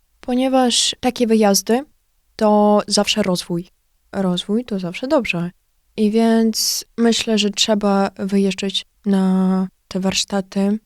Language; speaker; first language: Polish; non-native, learner; Ukrainian